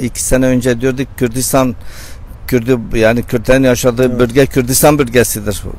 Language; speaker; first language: Turkish; non-native, local second language; Kurdish